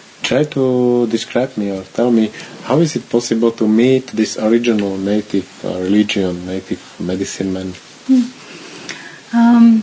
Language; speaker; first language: English; non-native, learner; Slovak